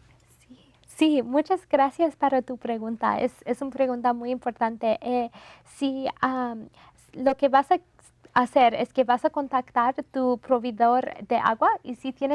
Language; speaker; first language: Spanish; non-native, fluent; English